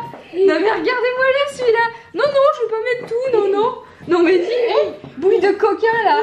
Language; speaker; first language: French; native; French